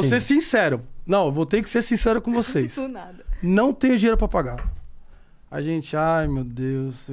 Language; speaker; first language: Portuguese; native; Portuguese